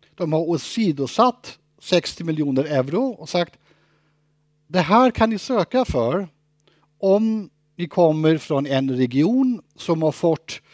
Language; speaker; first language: Swedish; non-native, fluent; German